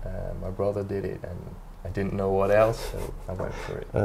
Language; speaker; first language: English; non-native, fluent; Dutch